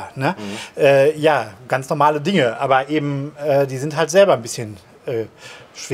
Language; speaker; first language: German; native; German